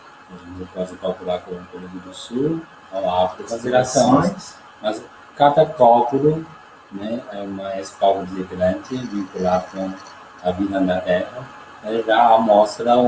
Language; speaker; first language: Portuguese; non-native, learner; Chinese